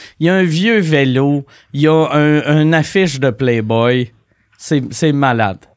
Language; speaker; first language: French; native; French